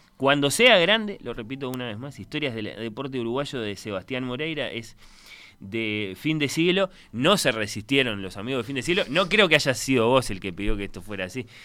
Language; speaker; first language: Spanish; native; Spanish